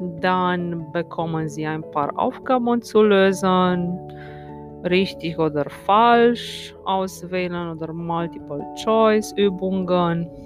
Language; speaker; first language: German; non-native, fluent; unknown